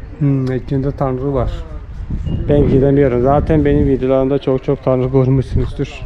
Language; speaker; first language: Turkish; non-native, fluent; Malayalam